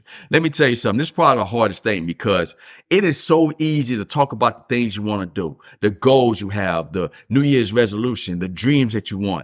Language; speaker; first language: English; native; English